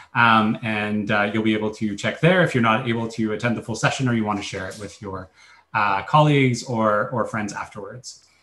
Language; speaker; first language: English; native; English